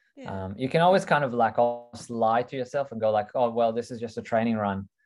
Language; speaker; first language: English; early bilingual, other home language; Russian